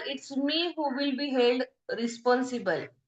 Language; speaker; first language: English; non-native, local second language; Hindi